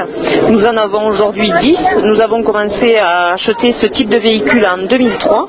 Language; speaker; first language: French; native; French